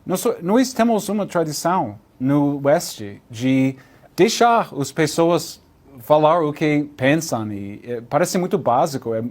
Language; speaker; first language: Portuguese; non-native, learner; English